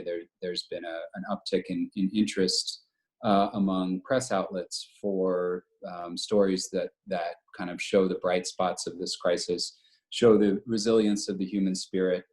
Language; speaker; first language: English; native; English